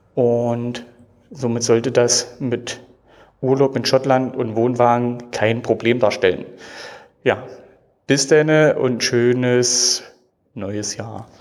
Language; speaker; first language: German; native; German